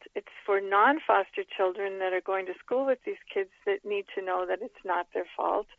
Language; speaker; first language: English; native; English